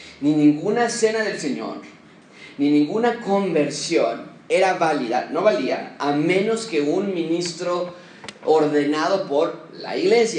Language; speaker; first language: Spanish; native; Spanish